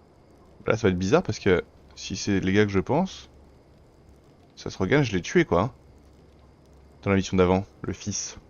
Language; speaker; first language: French; native; French